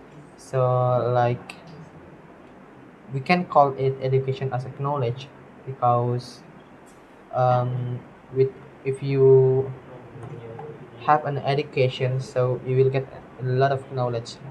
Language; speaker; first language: English; non-native, learner; Indonesian